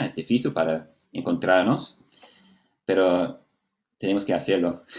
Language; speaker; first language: Spanish; non-native, fluent; Portuguese